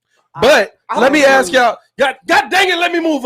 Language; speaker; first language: English; native; English